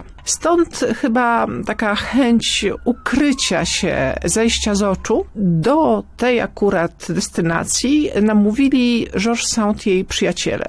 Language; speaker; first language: Polish; native; Polish